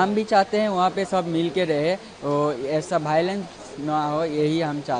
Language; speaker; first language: Hindi; non-native, learner; Bangla